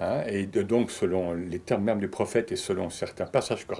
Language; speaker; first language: French; native; French